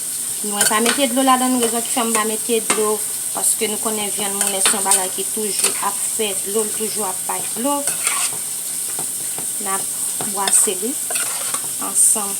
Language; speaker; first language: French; non-native, local second language; Haitian Creole